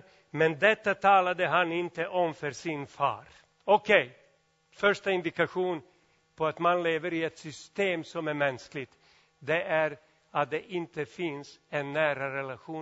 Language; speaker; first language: Swedish; non-native, fluent; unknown